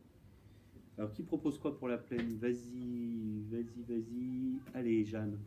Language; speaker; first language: French; native; French